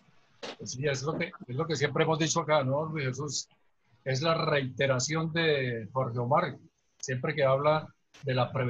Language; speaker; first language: Spanish; native; Spanish